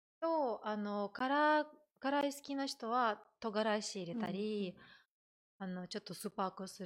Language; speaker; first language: Japanese; non-native, fluent; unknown